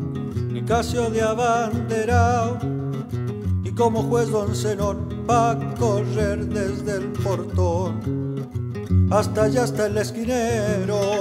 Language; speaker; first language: Spanish; native; Spanish